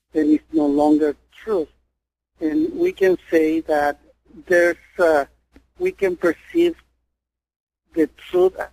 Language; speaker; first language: English; non-native, fluent; Spanish